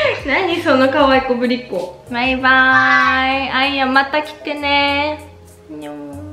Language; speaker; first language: Japanese; native; Japanese